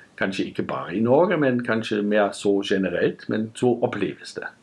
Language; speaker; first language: Norwegian; non-native, fluent; German